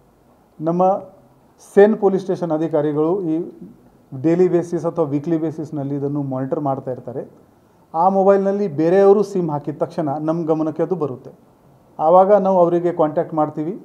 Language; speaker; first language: Kannada; non-native, local second language; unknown